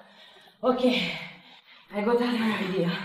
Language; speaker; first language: English; non-native, learner; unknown